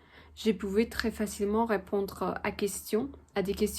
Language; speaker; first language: French; non-native, fluent; Spanish